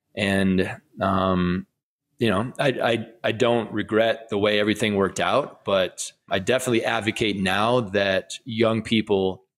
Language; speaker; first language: English; native; English